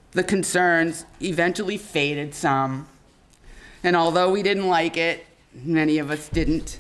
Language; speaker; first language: English; native; English